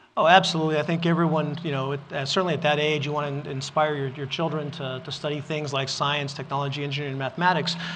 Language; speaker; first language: English; native; English